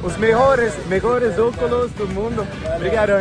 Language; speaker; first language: Portuguese; non-native, learner; Swedish